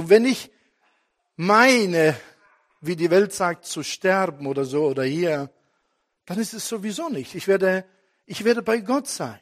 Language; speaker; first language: German; non-native, fluent; Italian